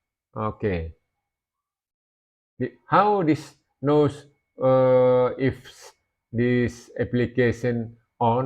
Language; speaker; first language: English; non-native, learner; Indonesian